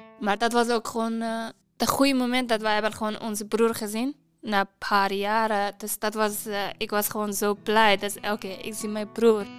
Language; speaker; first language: Dutch; non-native, learner; Persian